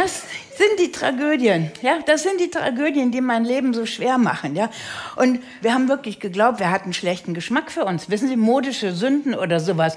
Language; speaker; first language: German; native; German